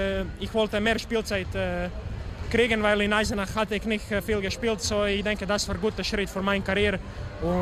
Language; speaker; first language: German; non-native, learner; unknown